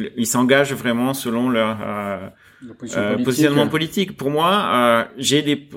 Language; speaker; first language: French; native; French